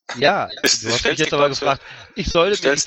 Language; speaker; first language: German; native; German